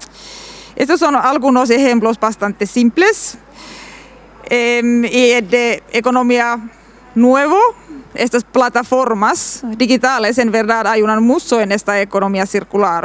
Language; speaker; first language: Spanish; non-native, learner; Finnish